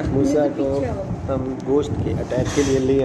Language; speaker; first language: Urdu; native; Urdu